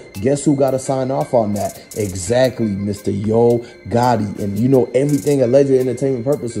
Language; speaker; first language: English; native; English